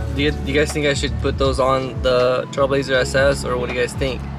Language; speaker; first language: English; early bilingual, other home language; Spanish